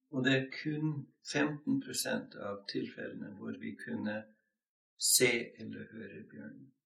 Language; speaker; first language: Norwegian; non-native, fluent; English